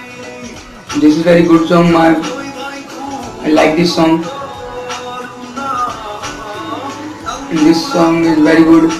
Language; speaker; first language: English; non-native, learner; Hindi